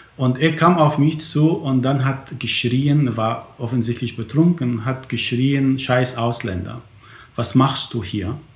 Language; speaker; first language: German; non-native, fluent; Arabic